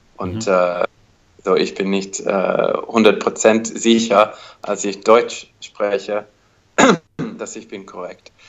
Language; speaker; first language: German; non-native, learner; English